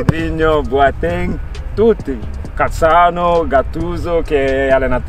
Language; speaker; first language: Italian; non-native, learner; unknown